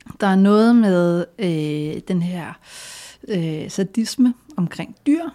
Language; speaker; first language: Danish; native; Danish